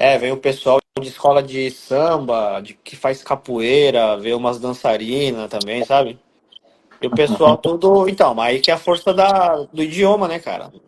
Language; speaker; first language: Portuguese; native; Portuguese